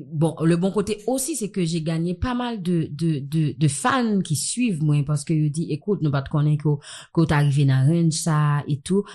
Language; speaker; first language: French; non-native, local second language; Haitian Creole